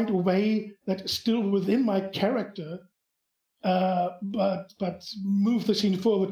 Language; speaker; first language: English; non-native, fluent; German